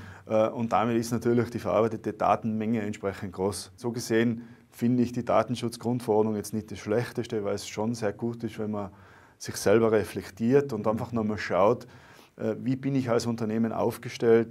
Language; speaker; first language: German; native; German